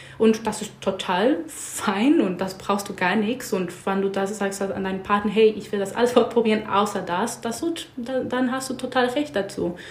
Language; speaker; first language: German; non-native, learner; English